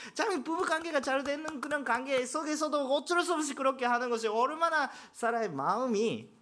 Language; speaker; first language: Korean; non-native, fluent; Japanese